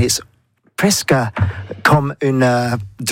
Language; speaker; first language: French; non-native, learner; English